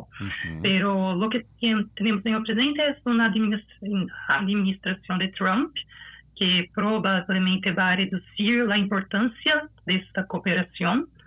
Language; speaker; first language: Spanish; non-native, fluent; Portuguese